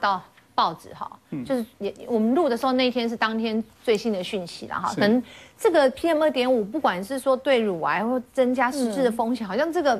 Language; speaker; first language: Chinese; native; Chinese